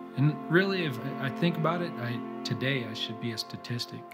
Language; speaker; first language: English; native; English